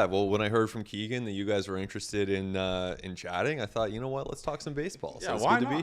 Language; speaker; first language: English; native; English